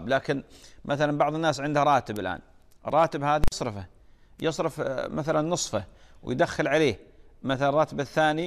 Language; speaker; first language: Arabic; native; Arabic